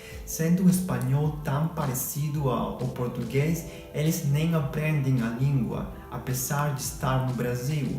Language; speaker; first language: Portuguese; non-native, fluent; Spanish